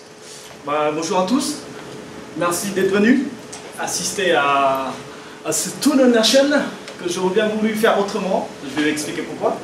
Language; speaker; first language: French; native; French